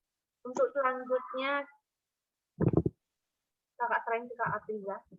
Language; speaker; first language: Indonesian; native; Indonesian